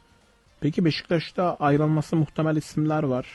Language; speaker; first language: Turkish; native; Turkish